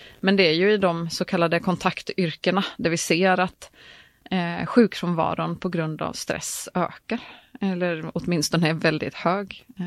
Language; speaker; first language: Swedish; native; Swedish